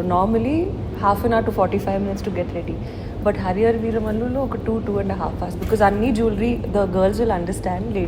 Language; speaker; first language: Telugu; non-native, learner; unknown